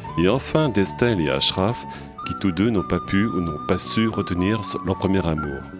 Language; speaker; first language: French; native; French